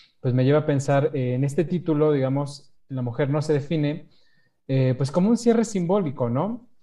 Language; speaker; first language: Spanish; native; Spanish